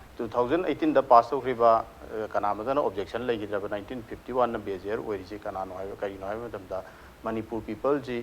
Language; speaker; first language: Manipuri; native; Manipuri